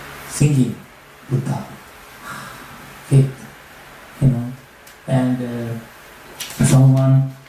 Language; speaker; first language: English; non-native, learner; Sinhala